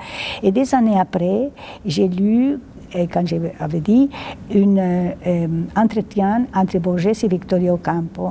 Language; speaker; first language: French; non-native, fluent; Spanish